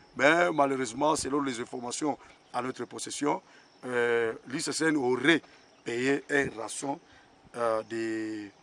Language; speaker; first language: French; non-native, local second language; Swahili